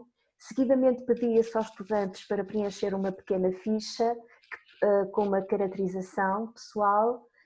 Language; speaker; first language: Portuguese; native; Portuguese